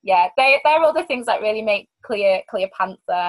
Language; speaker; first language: English; native; English